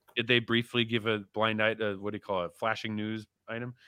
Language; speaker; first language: English; early bilingual, other home language; Turkish